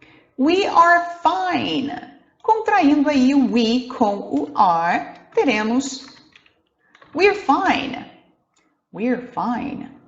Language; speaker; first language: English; non-native, fluent; Portuguese